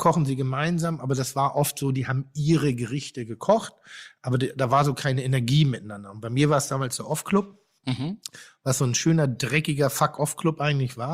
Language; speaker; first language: German; native; German